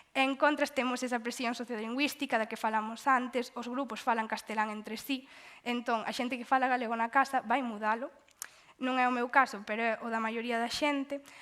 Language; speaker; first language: Galician; native; Galician